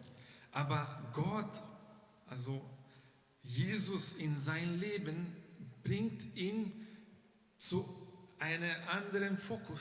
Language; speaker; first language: German; non-native, fluent; Portuguese